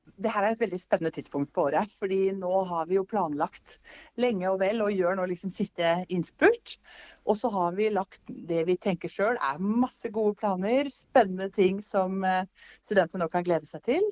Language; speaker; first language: Norwegian; native; Norwegian